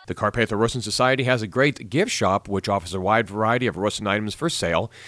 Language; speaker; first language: English; native; English